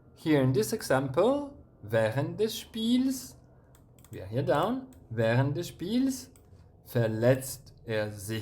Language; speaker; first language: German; non-native, fluent; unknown